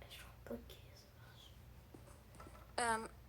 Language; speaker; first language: French; native; French